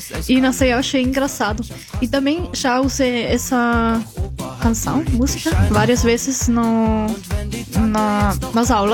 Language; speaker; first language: Portuguese; non-native, fluent; German